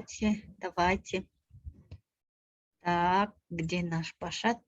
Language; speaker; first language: Russian; non-native, local second language; Kyrgyz